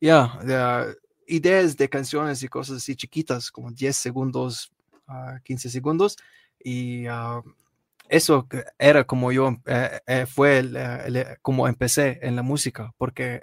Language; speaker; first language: Spanish; non-native, learner; Arabic